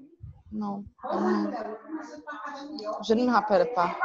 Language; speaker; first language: French; non-native, learner; Portuguese